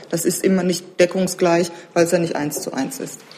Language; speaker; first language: German; native; German